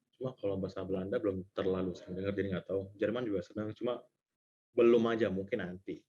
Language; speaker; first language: Indonesian; native; Indonesian